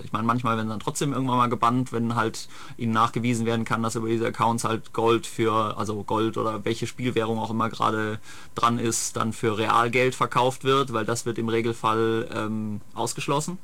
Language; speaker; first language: German; native; German